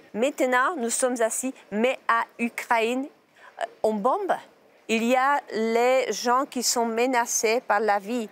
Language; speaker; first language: French; non-native, learner; Czech